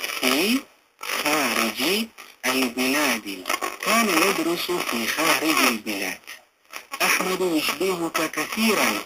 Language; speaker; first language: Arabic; non-native, fluent; Malay